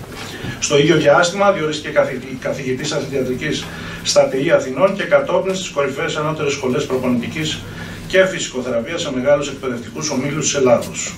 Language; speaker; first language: Greek; native; Greek